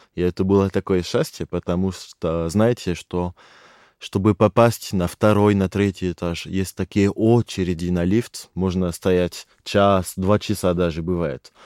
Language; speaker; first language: Russian; non-native, fluent; French